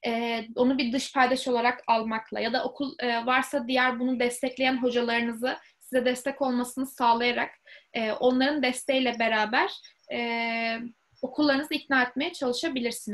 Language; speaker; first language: Turkish; native; Turkish